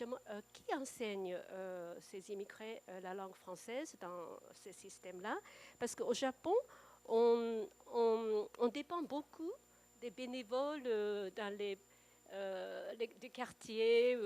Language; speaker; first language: French; non-native, fluent; Japanese